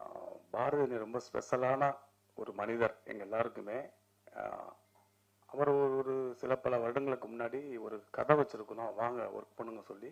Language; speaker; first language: Tamil; native; Tamil